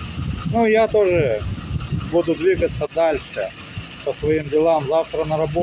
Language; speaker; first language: Russian; native; Russian